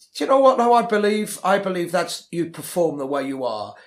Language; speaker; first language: English; native; English